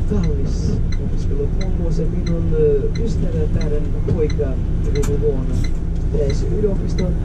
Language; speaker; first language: Finnish; non-native, fluent; Russian